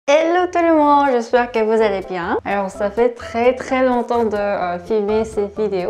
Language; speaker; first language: French; non-native, learner; Korean